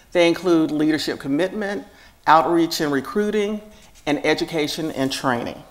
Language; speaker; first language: English; native; English